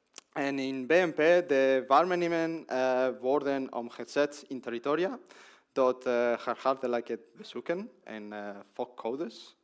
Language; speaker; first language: Dutch; non-native, learner; Spanish